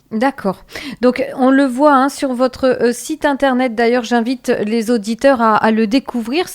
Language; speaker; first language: French; native; French